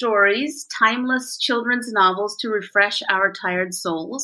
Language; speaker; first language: English; early bilingual, other home language; Bangla